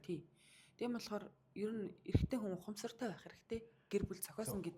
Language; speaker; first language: Mongolian; native; Mongolian